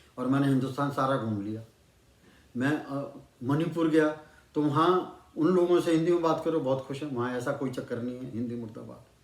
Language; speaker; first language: Hindi; non-native, local second language; Punjabi